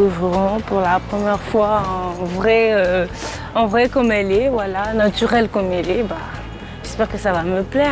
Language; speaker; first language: French; non-native, local second language; Comorian